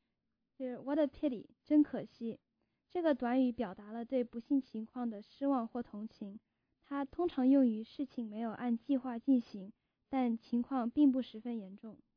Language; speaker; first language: Chinese; early bilingual, heritage; Chinese